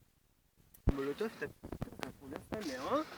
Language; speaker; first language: French; native; French